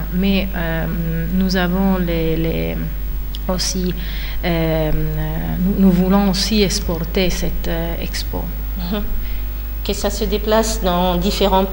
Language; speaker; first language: French; non-native, fluent; Italian